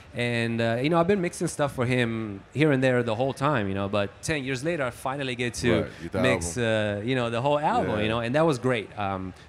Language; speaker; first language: English; non-native, fluent; Italian